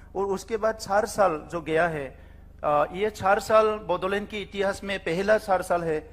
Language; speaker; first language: Hindi; non-native, local second language; Bodo